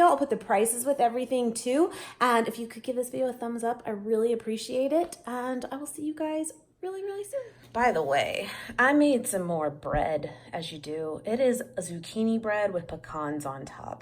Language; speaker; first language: English; native; English